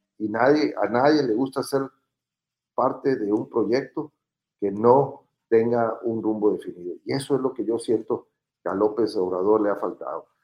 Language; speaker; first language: Spanish; native; Spanish